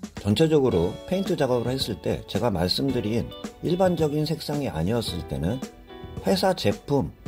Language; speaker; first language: Korean; native; Korean